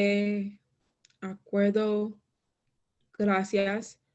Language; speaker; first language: Spanish; non-native, learner; English